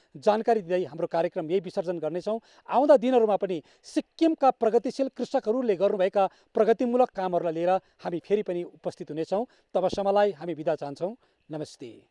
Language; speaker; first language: Nepali; native; Nepali